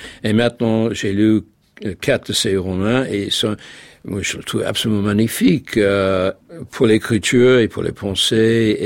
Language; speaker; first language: French; non-native, fluent; English